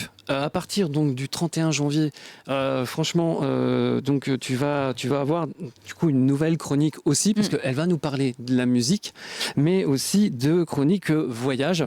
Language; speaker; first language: French; native; French